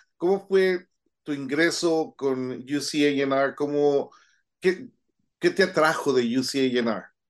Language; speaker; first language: Spanish; native; Spanish